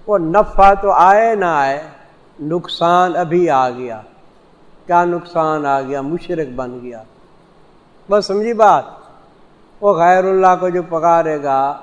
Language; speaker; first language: Urdu; non-native, local second language; Saraiki